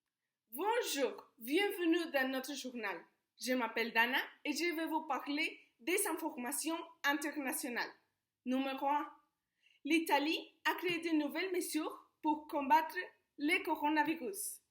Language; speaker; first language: French; non-native, fluent; Spanish